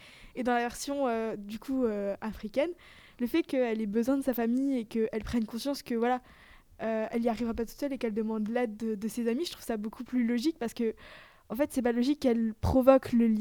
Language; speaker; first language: French; native; French